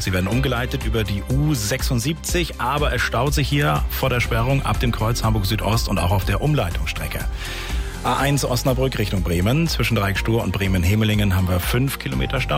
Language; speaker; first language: German; native; German